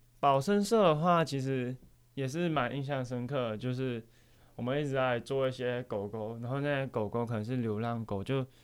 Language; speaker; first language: Chinese; native; Chinese